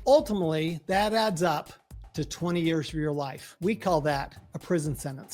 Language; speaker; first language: English; native; English